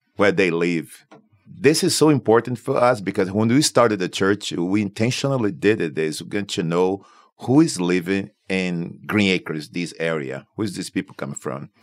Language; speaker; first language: English; non-native, learner; Portuguese